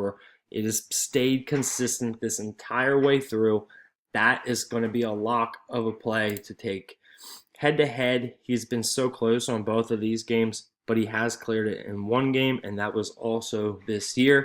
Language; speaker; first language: English; native; English